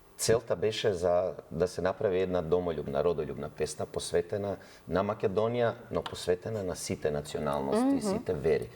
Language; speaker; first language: Macedonian; early bilingual, heritage; Macedonian